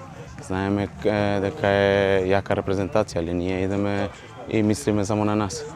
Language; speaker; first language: Macedonian; early bilingual, heritage; Macedonian